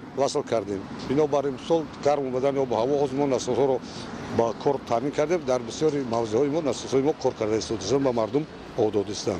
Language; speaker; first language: Tajik; native; Tajik